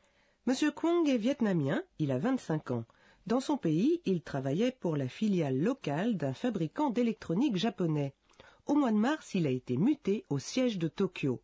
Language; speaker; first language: French; native; French